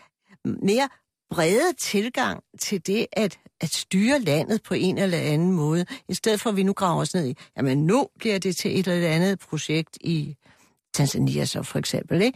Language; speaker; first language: Danish; native; Danish